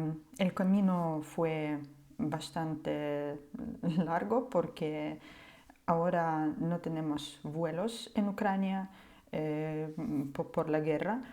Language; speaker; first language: Spanish; non-native, fluent; Ukrainian